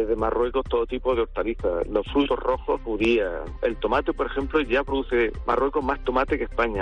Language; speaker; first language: Spanish; native; Spanish